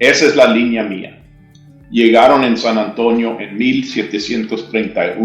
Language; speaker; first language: Spanish; early bilingual, heritage; English